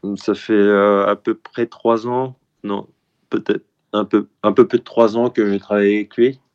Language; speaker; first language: French; early bilingual, other home language; Korean